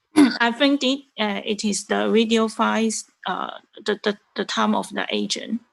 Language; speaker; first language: English; non-native, learner; Chinese